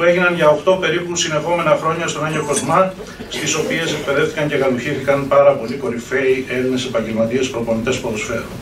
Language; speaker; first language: Greek; native; Greek